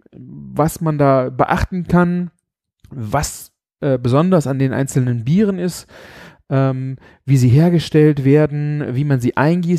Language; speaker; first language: German; native; German